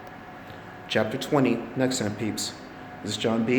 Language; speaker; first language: English; native; English